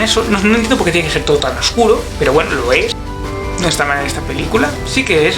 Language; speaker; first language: Spanish; native; Spanish